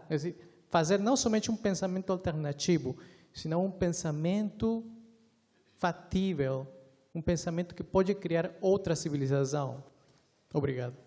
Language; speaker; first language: Portuguese; non-native, fluent; Spanish